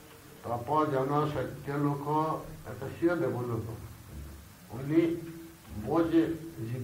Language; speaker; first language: Russian; non-native, learner; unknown